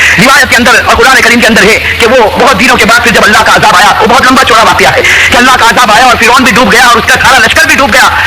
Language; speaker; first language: Urdu; native; Urdu